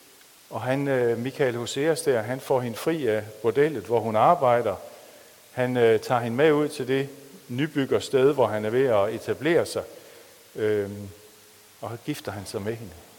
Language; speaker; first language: Danish; native; Danish